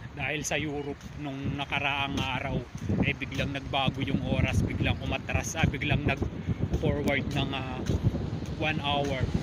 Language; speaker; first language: Filipino; native; Filipino